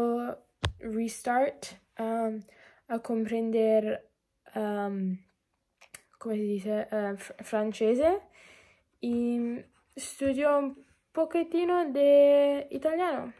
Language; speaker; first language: Italian; non-native, learner; English